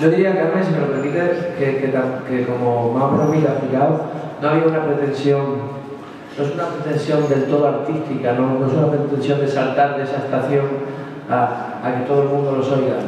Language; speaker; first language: Spanish; native; Spanish